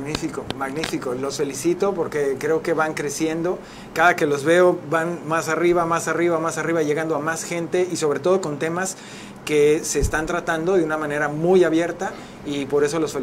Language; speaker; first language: Spanish; native; Spanish